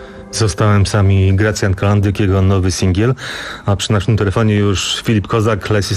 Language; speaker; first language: Polish; native; Polish